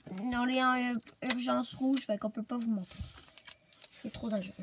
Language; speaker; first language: French; native; French